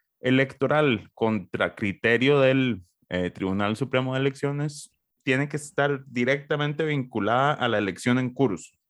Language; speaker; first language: Spanish; native; Spanish